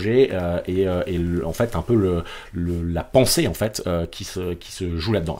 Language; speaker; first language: French; native; French